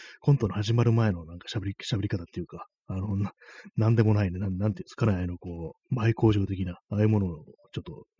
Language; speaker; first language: Japanese; native; Japanese